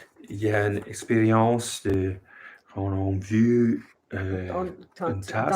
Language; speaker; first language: French; non-native, learner; English